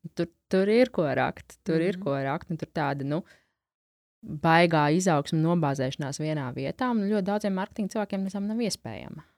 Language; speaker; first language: Latvian; native; Latvian